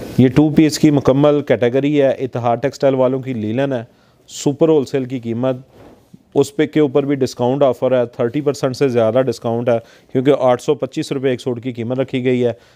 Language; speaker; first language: Urdu; non-native, local second language; Punjabi